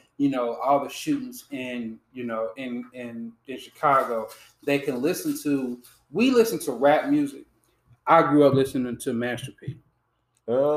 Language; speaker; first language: English; native; English